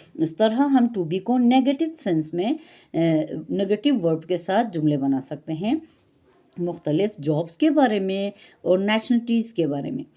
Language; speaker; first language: Urdu; non-native, fluent; Persian